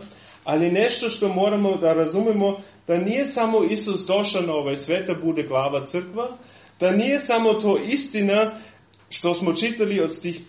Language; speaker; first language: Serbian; non-native, fluent; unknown